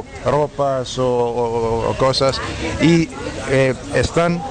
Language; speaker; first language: Spanish; non-native, fluent; Greek